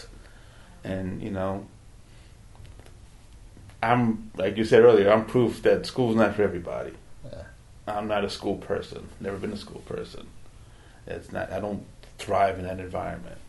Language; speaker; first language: English; native; English